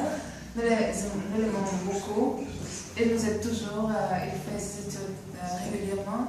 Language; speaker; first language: French; non-native, learner; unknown